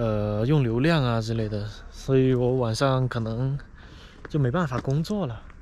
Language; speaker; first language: Chinese; native; Chinese